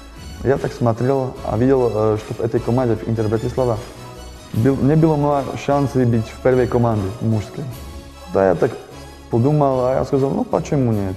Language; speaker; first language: Russian; non-native, learner; Slovak